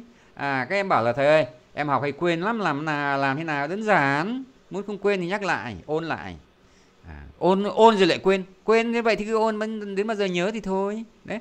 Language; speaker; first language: Vietnamese; native; Vietnamese